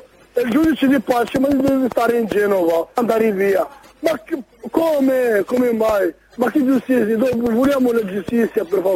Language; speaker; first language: Italian; non-native, learner; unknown